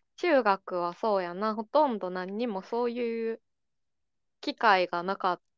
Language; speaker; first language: Japanese; native; Japanese